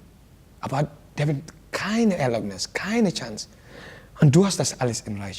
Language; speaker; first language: German; non-native, learner; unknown